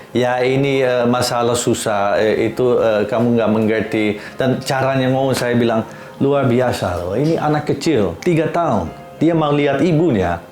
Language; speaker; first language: Indonesian; non-native, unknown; Dutch